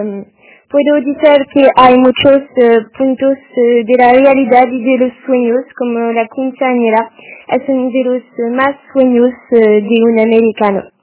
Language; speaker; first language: Spanish; non-native, learner; French